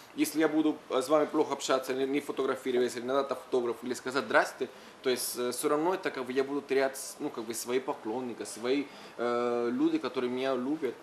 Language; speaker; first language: Russian; non-native, fluent; Spanish